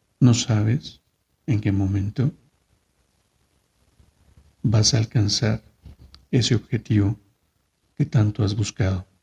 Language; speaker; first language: Spanish; native; Spanish